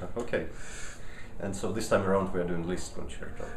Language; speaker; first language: English; early bilingual, other home language; Ukrainian